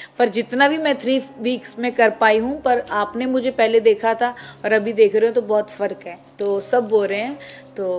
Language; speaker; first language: Hindi; non-native, local second language; Punjabi